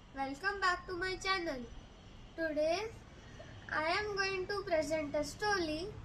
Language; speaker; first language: English; non-native, local second language; Marathi